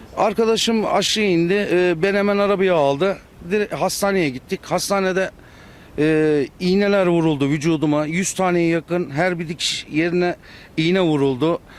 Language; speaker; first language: Turkish; native; Turkish